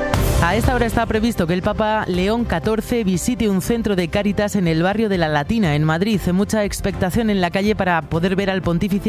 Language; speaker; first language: Spanish; native; Spanish